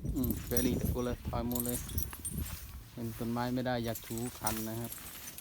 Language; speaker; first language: Thai; non-native, local second language; Northern Khmer